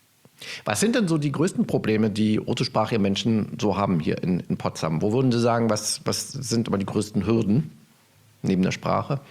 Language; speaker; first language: German; native; German